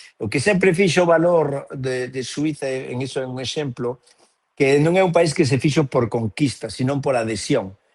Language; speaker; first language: Galician; native; Galician